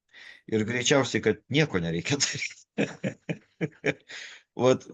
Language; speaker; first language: Lithuanian; native; Lithuanian